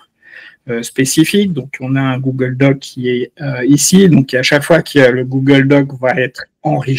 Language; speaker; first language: French; native; French